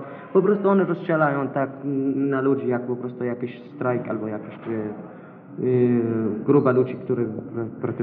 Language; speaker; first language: Polish; non-native, learner; Arabic